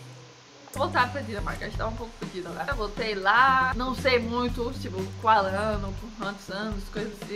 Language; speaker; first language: Portuguese; non-native, fluent; Danish